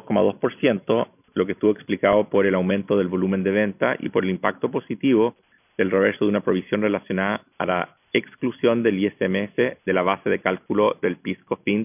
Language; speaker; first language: Spanish; native; Spanish